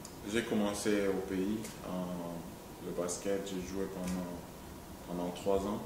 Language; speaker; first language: French; non-native, local second language; Swahili